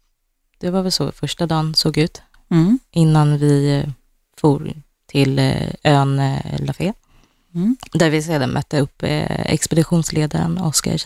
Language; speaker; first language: Swedish; native; Swedish